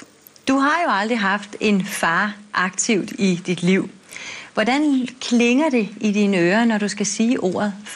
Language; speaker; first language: Danish; native; Danish